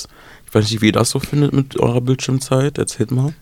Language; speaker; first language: German; native; German